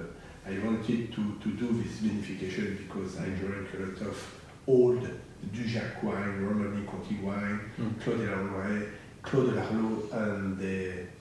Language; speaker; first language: English; non-native, learner; French